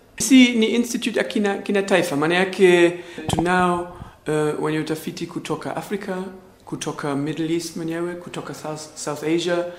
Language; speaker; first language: Swahili; non-native, fluent; German